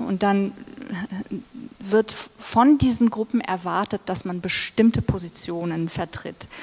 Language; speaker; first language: German; early bilingual, other home language; Turkish